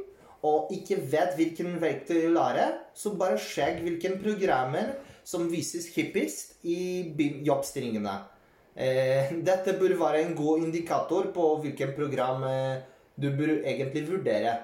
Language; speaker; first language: Norwegian; non-native, fluent; Polish